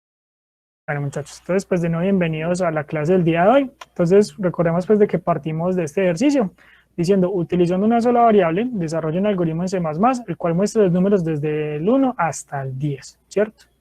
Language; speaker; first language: Spanish; native; Spanish